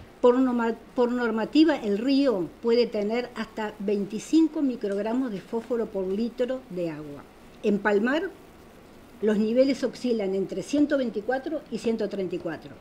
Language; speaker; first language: Spanish; native; Spanish